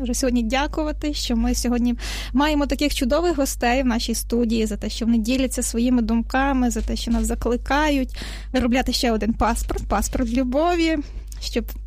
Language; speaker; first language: Ukrainian; native; Ukrainian